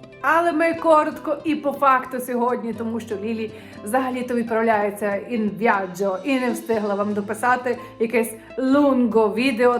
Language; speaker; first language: Ukrainian; native; Ukrainian